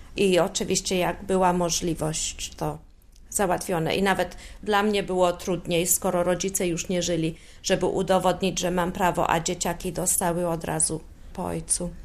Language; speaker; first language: Polish; early bilingual, heritage; Polish